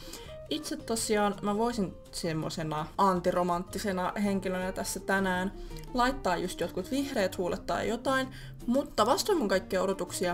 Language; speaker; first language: Finnish; native; Finnish